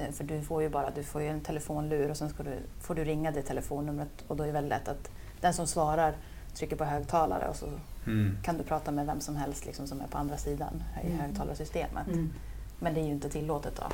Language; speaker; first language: Swedish; native; Swedish